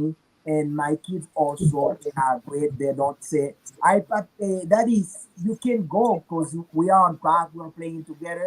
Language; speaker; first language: English; non-native, learner; Haitian Creole